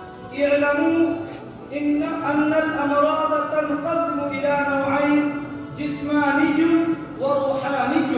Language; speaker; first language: Arabic; non-native, learner; Urdu